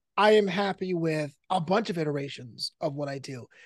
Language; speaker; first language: English; native; English